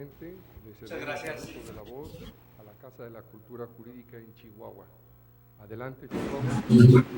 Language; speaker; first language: Spanish; native; Spanish